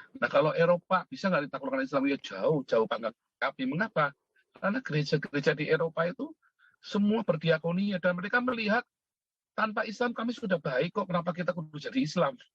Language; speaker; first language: Indonesian; native; Indonesian